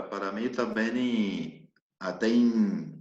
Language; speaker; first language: Portuguese; non-native, learner; Spanish